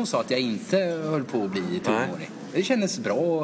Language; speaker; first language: Swedish; native; Swedish